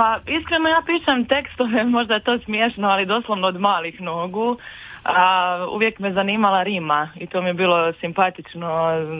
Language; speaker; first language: Croatian; native; Croatian